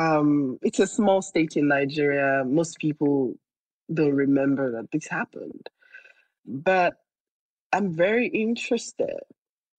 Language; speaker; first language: English; non-native, local second language; Yoruba